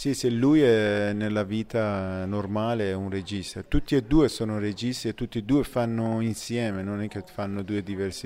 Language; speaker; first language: Italian; non-native, fluent; Persian